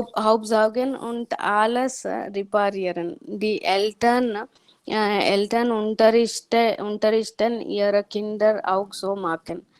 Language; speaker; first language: German; non-native, learner; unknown